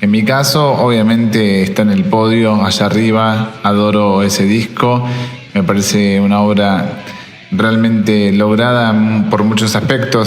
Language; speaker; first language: Spanish; native; Spanish